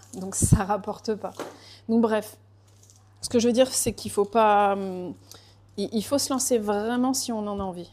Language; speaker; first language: French; early bilingual, other home language; Portuguese